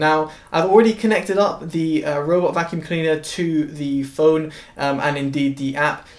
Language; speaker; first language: English; native; English